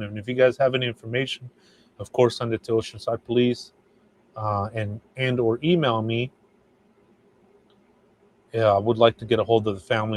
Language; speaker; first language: English; native; English